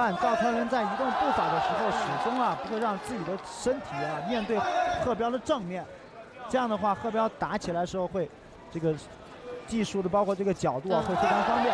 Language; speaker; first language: Chinese; native; Chinese